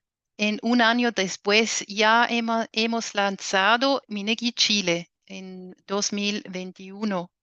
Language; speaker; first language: Spanish; non-native, fluent; German